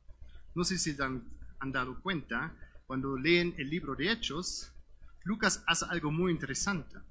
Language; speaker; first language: Spanish; non-native, fluent; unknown